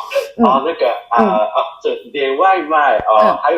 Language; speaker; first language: Chinese; non-native, fluent; Japanese